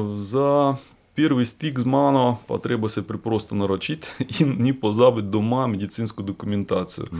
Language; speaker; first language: Slovenian; non-native, fluent; Russian